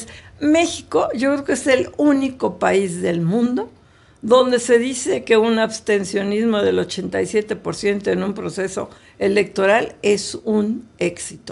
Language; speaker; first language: Spanish; native; Spanish